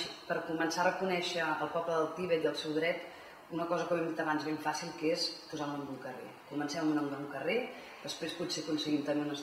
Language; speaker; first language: Catalan; native; Catalan